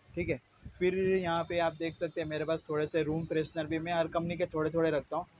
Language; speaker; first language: Hindi; non-native, local second language; Gujarati